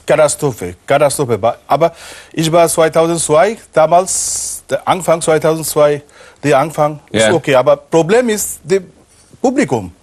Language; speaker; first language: German; non-native, learner; Bangla